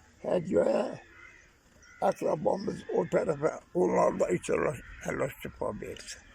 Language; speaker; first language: Turkish; non-native, local second language; Kurdish